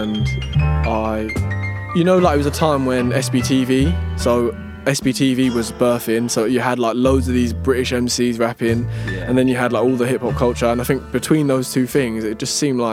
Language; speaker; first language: English; native; English